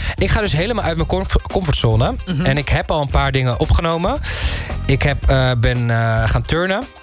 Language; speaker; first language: Dutch; early bilingual, other home language; Persian